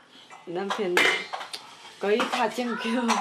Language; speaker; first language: Korean; non-native, learner; Vietnamese